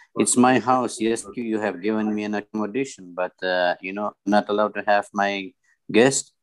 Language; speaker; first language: English; non-native, fluent; Persian